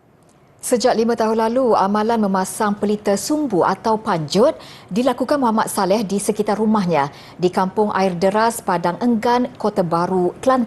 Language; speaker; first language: Malay; native; Malay